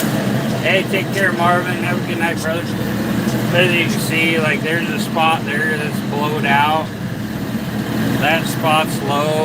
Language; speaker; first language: English; native; English